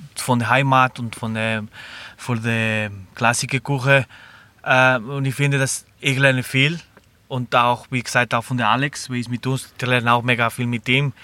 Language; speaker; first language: German; non-native, learner; Spanish